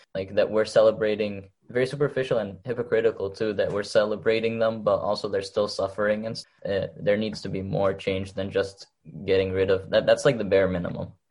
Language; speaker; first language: English; early bilingual, other home language; Arabic